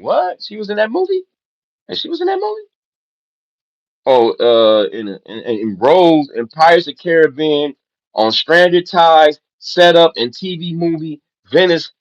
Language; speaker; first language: English; native; English